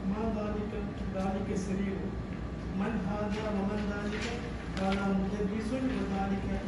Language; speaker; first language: Arabic; non-native, learner; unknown